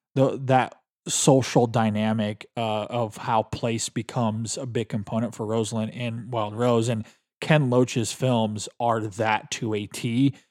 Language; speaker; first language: English; native; English